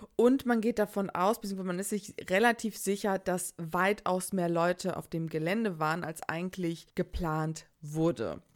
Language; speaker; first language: German; early bilingual, other home language; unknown